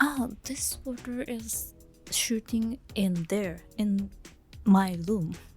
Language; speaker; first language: English; non-native, learner; Japanese